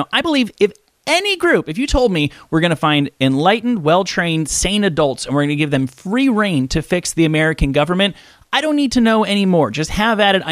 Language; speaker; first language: English; native; English